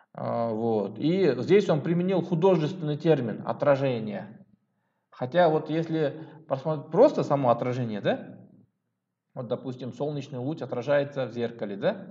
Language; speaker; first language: Russian; non-native, local second language; Kyrgyz